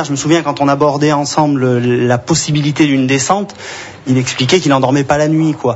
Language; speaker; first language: French; native; French